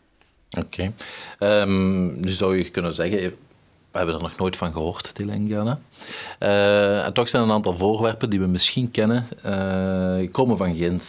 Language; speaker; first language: Dutch; native; Dutch